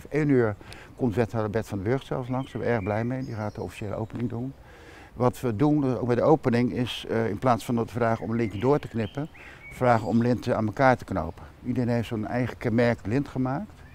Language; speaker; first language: Dutch; native; Dutch